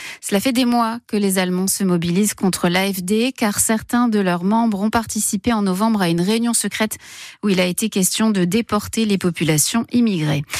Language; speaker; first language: French; native; French